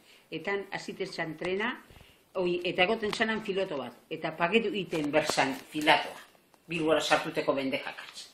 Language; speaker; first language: Basque; native; Basque